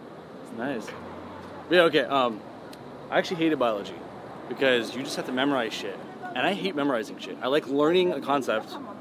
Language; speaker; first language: English; early bilingual, other home language; Persian